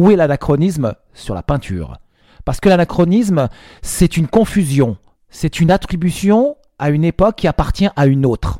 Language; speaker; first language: French; native; French